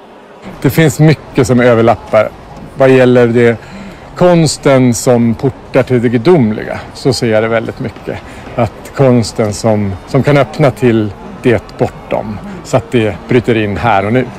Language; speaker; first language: Swedish; native; Swedish